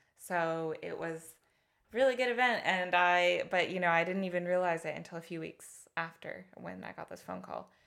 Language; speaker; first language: English; native; English